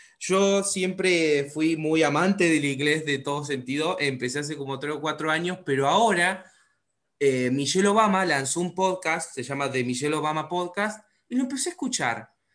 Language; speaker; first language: Spanish; native; Spanish